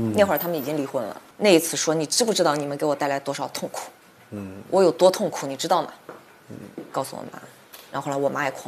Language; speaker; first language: Chinese; native; Chinese